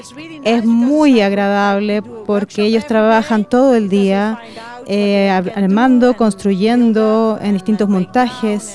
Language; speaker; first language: Spanish; non-native, fluent; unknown